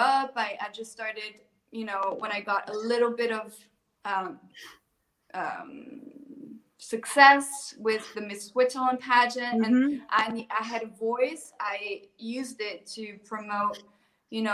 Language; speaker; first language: English; non-native, fluent; French